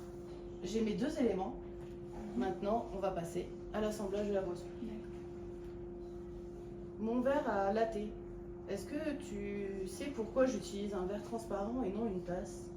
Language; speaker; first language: French; native; French